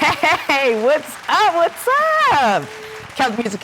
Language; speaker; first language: English; native; English